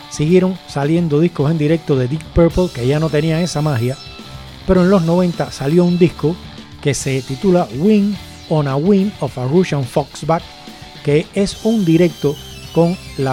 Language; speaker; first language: Spanish; native; Spanish